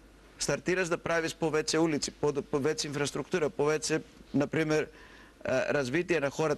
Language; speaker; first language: Bulgarian; non-native, fluent; Greek